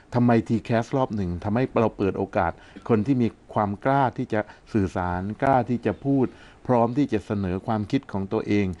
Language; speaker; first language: Thai; native; Thai